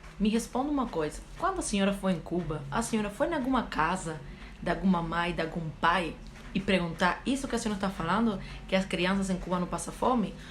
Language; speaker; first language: Portuguese; non-native, fluent; Spanish